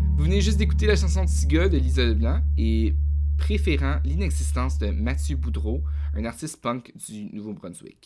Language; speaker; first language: French; native; French